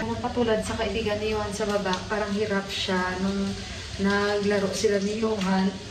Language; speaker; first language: Filipino; non-native, local second language; Hiligaynon